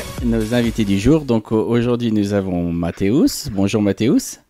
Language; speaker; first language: French; native; French